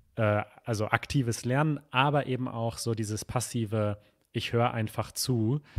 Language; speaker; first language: German; native; German